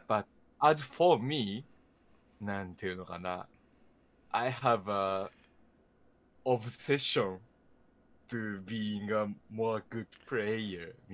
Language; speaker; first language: English; non-native, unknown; Japanese